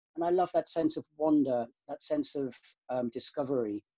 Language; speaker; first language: English; native; English